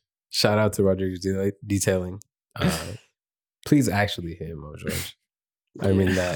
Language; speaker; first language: English; early bilingual, other home language; Spanish